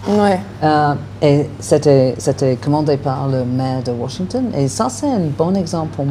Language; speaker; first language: French; non-native, learner; English